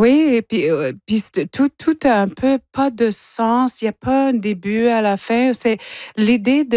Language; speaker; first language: French; non-native, local second language; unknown